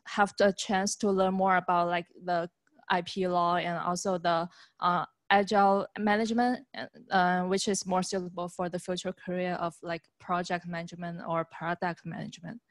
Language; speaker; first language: English; non-native, fluent; Chinese